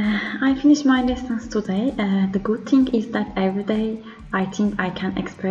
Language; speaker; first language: English; non-native, learner; Turkish